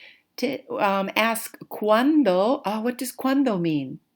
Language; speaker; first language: Spanish; non-native, fluent; English